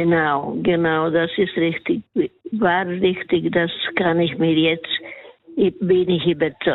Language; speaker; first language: German; non-native, learner; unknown